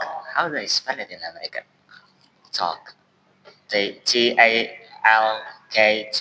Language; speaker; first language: English; non-native, learner; Indonesian